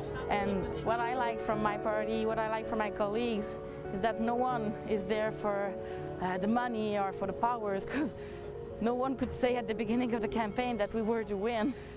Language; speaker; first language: English; non-native, fluent; French